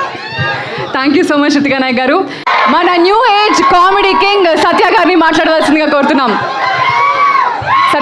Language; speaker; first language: Telugu; native; Telugu